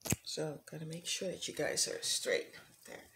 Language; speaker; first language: English; non-native, fluent; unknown